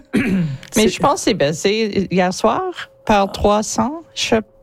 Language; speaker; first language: French; non-native, local second language; English